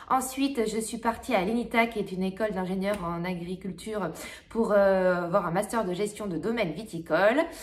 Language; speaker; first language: French; native; French